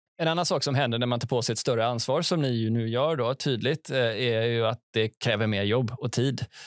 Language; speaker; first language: Swedish; native; Swedish